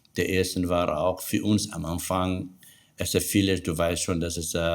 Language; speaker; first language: German; non-native, learner; Kurdish